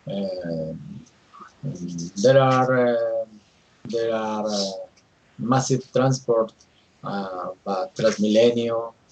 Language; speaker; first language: English; non-native, learner; Spanish